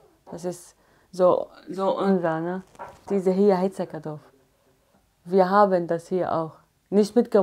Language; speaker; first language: German; non-native, learner; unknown